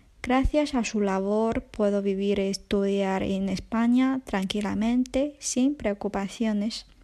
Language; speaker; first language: Spanish; non-native, fluent; Chinese